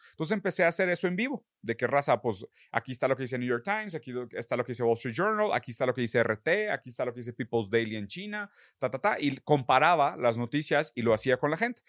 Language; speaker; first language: Spanish; early bilingual, other home language; Portuguese